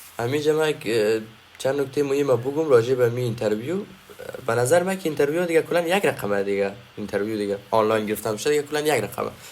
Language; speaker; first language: Persian; native; Persian